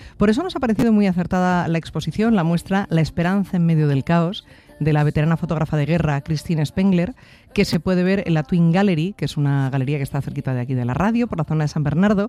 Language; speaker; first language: Spanish; native; Spanish